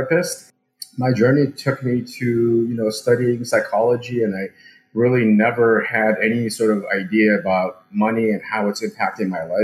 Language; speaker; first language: English; early bilingual, other home language; Russian